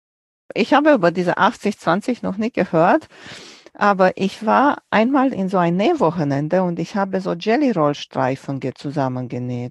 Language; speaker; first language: German; non-native, fluent; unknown